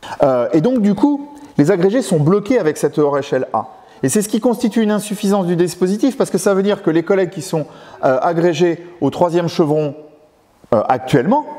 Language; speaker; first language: French; native; French